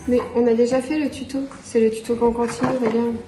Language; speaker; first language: French; native; French